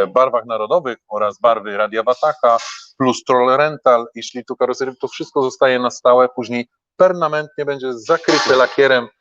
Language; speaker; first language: Polish; native; Polish